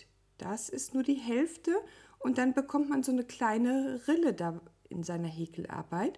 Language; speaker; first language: German; native; German